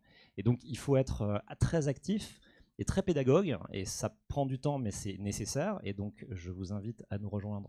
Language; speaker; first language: French; native; French